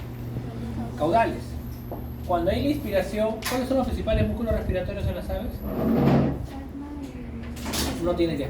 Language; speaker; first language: Spanish; native; Spanish